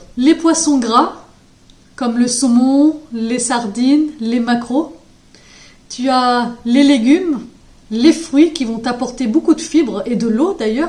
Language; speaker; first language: French; native; French